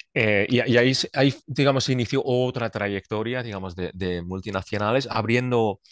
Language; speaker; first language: Spanish; non-native, fluent; Swiss German